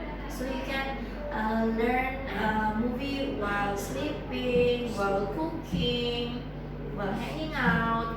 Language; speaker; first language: English; non-native, fluent; Indonesian